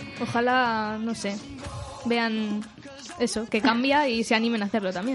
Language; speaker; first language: Spanish; native; Spanish